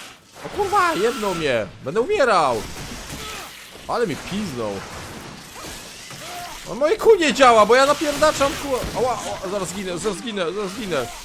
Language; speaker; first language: Polish; native; Polish